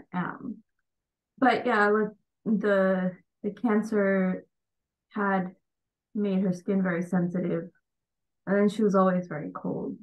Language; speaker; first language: English; early bilingual, other home language; Bangla